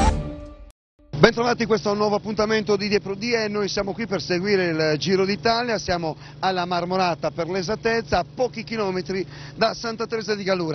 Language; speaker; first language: Italian; native; Italian